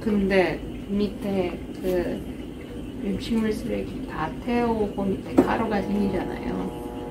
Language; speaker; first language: Korean; non-native, fluent; Russian